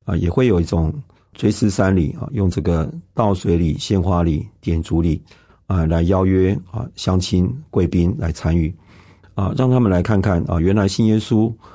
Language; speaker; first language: Chinese; non-native, local second language; Hakka Chinese